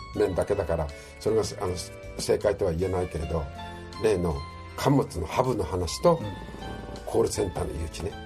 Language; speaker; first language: Japanese; native; Japanese